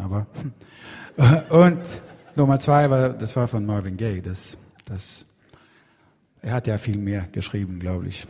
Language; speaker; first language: German; non-native, fluent; Swedish